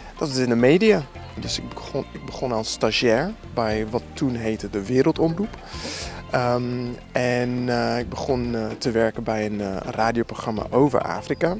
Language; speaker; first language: Dutch; non-native, fluent; English